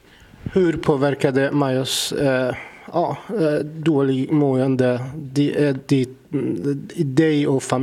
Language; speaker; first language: Swedish; non-native, fluent; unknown